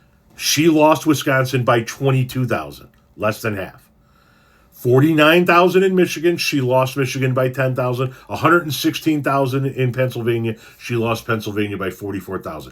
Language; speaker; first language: English; native; English